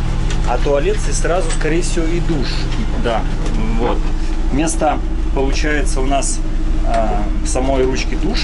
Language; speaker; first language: Russian; native; Russian